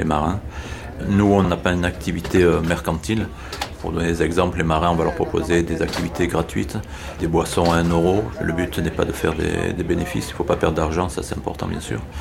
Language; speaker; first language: French; native; French